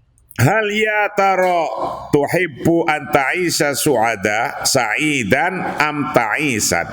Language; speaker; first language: Arabic; non-native, fluent; Indonesian